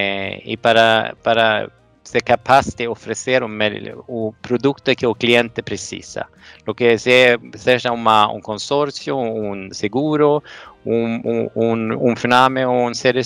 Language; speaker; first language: Portuguese; non-native, fluent; Swedish